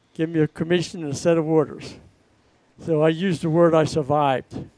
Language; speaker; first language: English; native; English